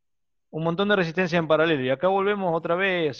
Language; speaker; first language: Spanish; native; Spanish